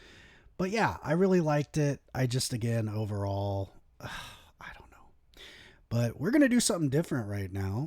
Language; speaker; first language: English; native; English